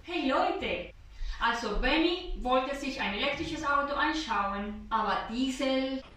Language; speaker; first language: German; non-native, learner; Spanish